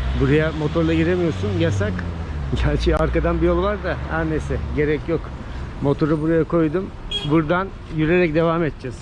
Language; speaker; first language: Turkish; native; Turkish